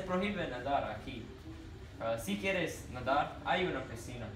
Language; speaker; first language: Spanish; non-native, learner; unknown